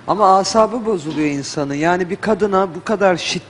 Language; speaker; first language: Turkish; native; Turkish